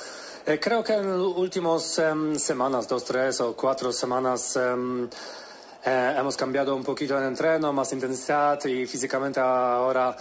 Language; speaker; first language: Spanish; non-native, learner; Polish